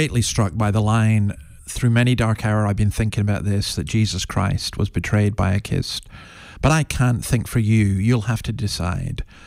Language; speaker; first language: English; native; English